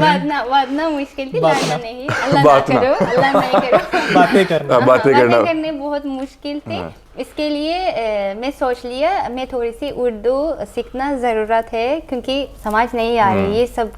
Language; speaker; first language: Hindi; non-native, learner; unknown